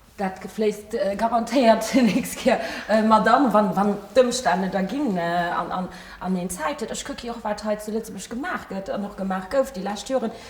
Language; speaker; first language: Luxembourgish; early bilingual, other home language; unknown